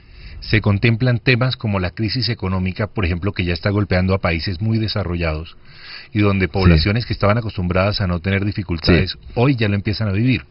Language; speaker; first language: Spanish; native; Spanish